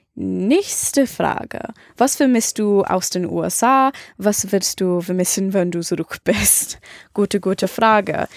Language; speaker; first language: German; non-native, learner; English